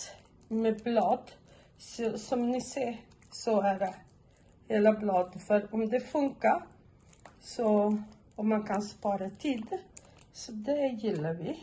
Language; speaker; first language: Swedish; non-native, fluent; Portuguese